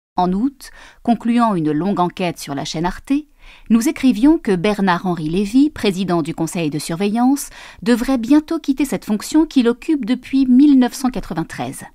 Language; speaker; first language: French; native; French